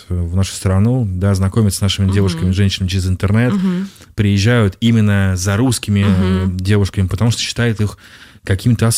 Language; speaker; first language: Russian; native; Russian